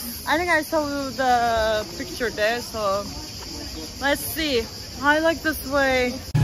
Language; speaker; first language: English; non-native, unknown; Turkish